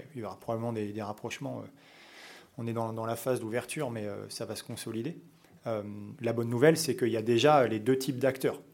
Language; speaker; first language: French; native; French